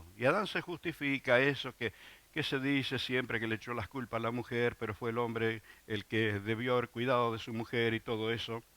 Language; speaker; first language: Spanish; native; Spanish